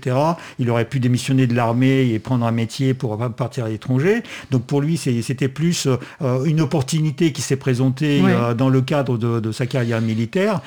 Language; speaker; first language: French; non-native, fluent; Russian